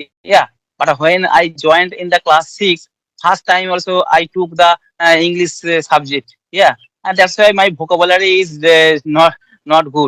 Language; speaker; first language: English; non-native, learner; Bangla